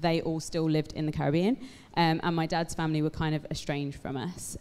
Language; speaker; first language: English; native; English